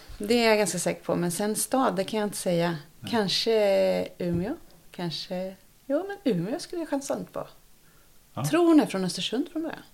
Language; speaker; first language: Swedish; native; Swedish